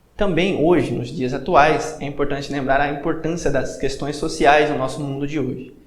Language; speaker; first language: Portuguese; native; Portuguese